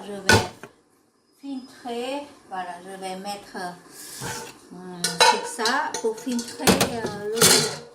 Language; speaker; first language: French; non-native, learner; Vietnamese